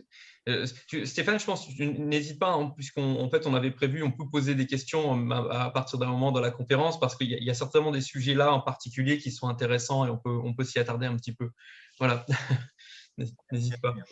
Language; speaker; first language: French; native; French